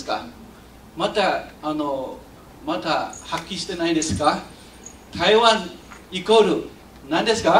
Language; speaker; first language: Japanese; non-native, fluent; Chinese